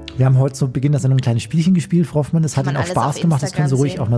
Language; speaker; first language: German; native; German